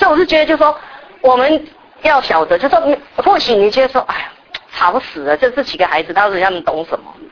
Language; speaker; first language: Chinese; native; Chinese